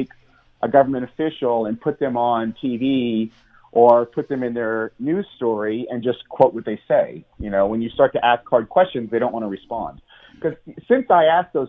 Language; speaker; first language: English; native; English